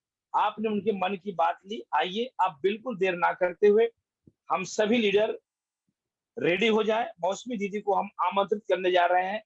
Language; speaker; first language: Hindi; native; Hindi